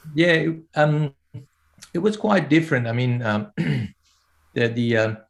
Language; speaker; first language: English; non-native, fluent; Persian